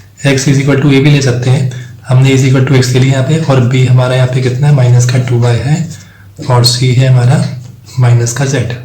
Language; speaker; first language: Hindi; native; Hindi